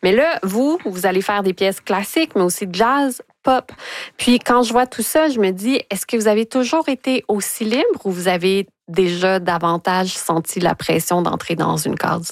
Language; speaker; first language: French; native; French